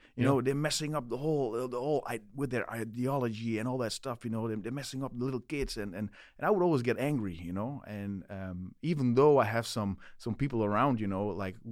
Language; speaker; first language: English; non-native, fluent; Dutch